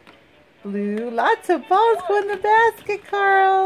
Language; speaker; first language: English; native; English